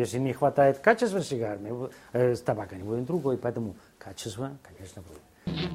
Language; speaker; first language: Russian; non-native, fluent; Spanish